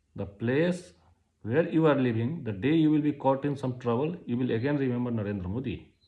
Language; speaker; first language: English; non-native, local second language; Hindi